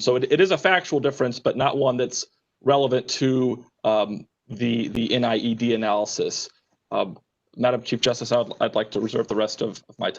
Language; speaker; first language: English; native; English